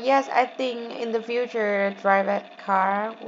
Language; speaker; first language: English; non-native, learner; Vietnamese